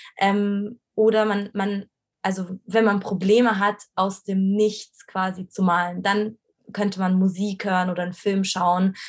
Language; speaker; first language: German; non-native, fluent; Arabic